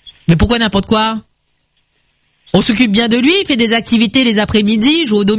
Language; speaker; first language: French; native; French